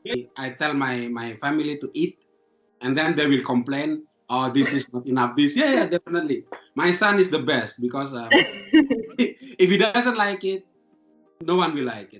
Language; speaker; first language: English; non-native, fluent; Indonesian